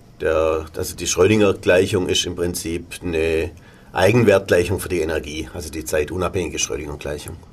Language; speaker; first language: German; native; German